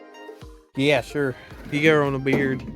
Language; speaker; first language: English; native; English